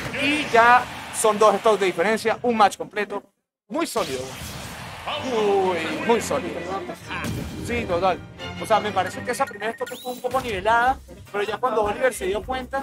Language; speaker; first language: Spanish; native; Spanish